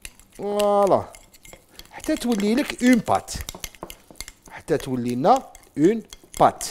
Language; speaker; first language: Arabic; native; Arabic